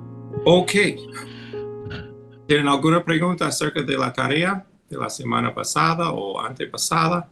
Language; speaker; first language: Spanish; non-native, fluent; English